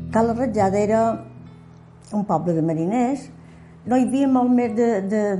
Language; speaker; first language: Catalan; native; Catalan